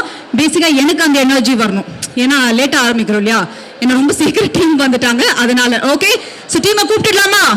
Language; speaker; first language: Tamil; native; Tamil